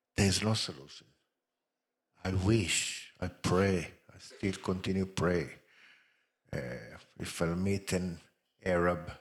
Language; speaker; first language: English; non-native, fluent; Hebrew